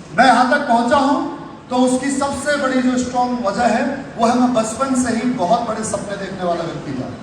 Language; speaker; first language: Hindi; native; Hindi